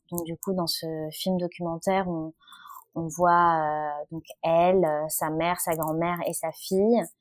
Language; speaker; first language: French; early bilingual, other home language; Vietnamese